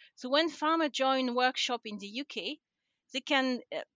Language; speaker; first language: English; non-native, fluent; French